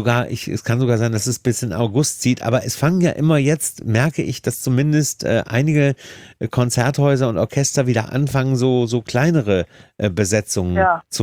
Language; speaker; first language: German; native; German